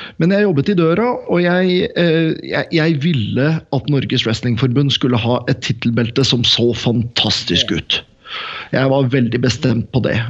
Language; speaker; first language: Norwegian; native; Norwegian